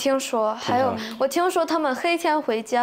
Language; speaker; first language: Chinese; early bilingual, heritage; Chinese